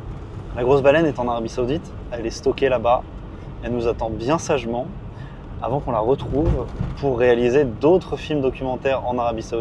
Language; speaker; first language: French; native; French